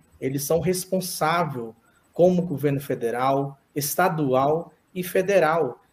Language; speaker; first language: Portuguese; non-native, local second language; Yanomámi